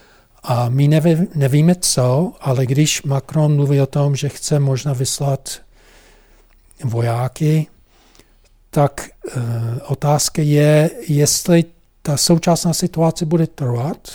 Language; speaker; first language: Czech; non-native, fluent; English